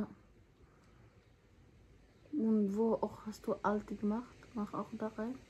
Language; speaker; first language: German; non-native, learner; Somali